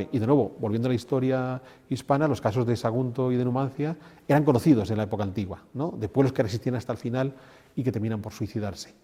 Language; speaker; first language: Spanish; native; Spanish